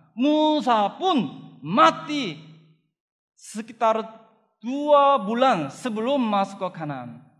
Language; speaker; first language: Indonesian; non-native, fluent; Korean